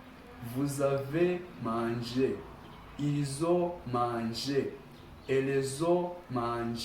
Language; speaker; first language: French; non-native, local second language; Kinyarwanda